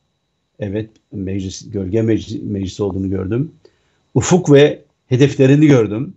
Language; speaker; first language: Turkish; native; Turkish